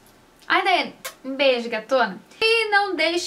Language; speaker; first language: Portuguese; native; Portuguese